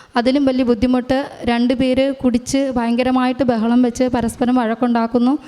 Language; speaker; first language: Malayalam; native; Malayalam